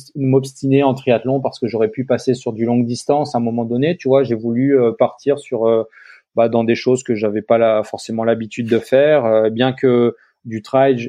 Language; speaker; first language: French; native; French